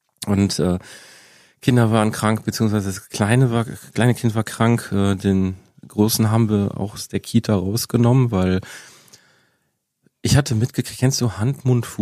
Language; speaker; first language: German; native; German